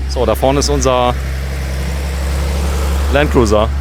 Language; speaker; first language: German; native; German